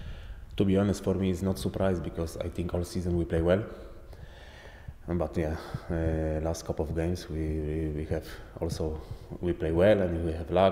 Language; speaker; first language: English; non-native, learner; Polish